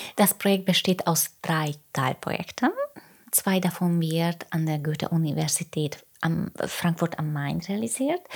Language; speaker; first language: German; non-native, fluent; Hungarian